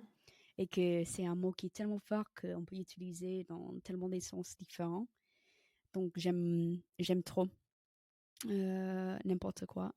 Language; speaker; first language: French; non-native, fluent; English